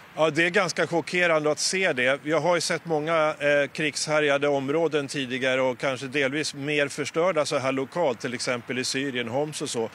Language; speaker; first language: Swedish; native; Swedish